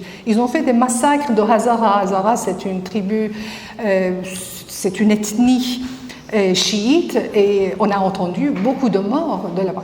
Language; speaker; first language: French; non-native, fluent; Persian